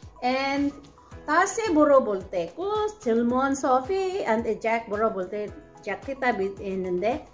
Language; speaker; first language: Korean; non-native, learner; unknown